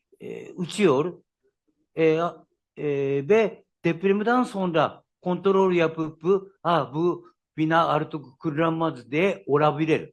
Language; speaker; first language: Turkish; non-native, learner; Japanese